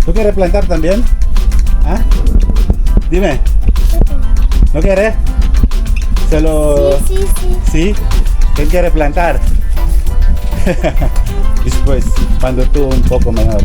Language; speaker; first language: Spanish; non-native, learner; Filipino